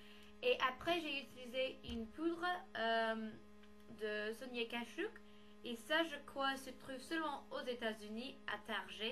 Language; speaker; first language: French; non-native, learner; English